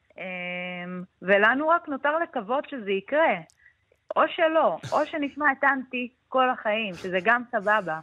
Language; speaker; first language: Hebrew; native; Hebrew